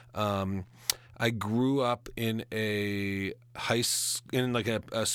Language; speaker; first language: English; native; English